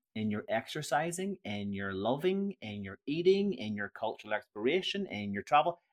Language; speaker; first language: English; native; English